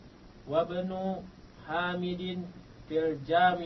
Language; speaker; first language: Arabic; non-native, learner; Indonesian